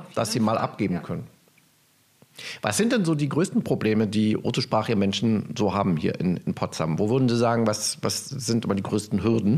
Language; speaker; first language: German; native; German